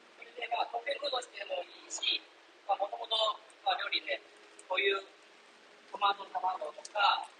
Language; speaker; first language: Japanese; non-native, fluent; Chinese